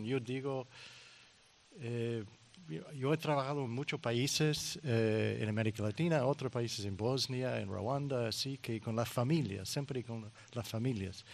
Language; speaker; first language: Spanish; non-native, learner; English